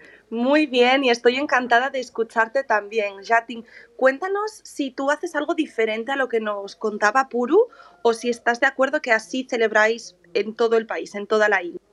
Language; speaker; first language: Spanish; native; Spanish